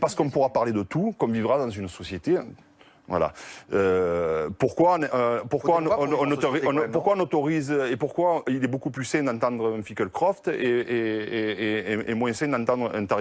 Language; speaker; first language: French; native; French